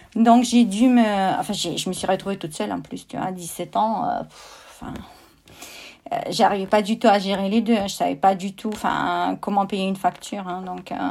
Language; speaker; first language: French; non-native, fluent; Russian